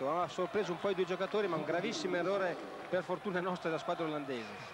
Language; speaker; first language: Italian; native; Italian